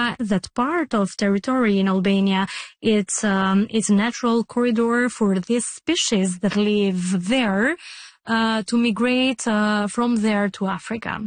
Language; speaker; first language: English; non-native, fluent; Albanian